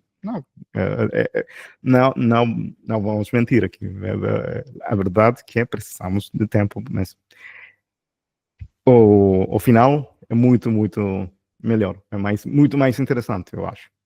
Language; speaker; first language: Portuguese; non-native, fluent; Spanish